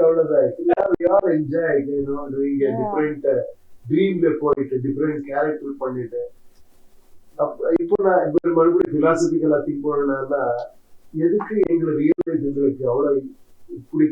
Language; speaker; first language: Tamil; non-native, learner; Kannada